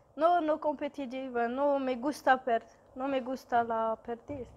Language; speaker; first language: Spanish; non-native, learner; Arabic